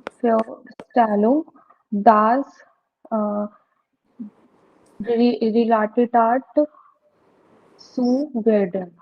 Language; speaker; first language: German; non-native, learner; Hindi